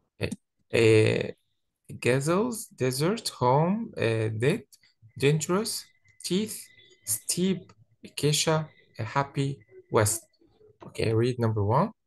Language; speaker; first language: English; non-native, fluent; Arabic